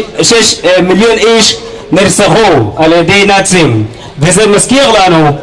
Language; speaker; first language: Hebrew; non-native, fluent; Arabic